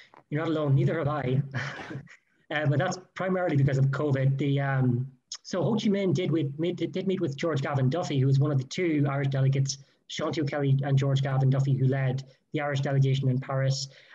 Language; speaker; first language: English; native; English